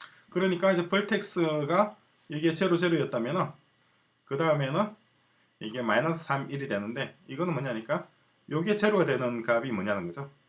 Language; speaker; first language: Korean; native; Korean